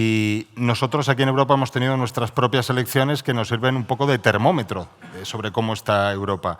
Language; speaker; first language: Spanish; native; Spanish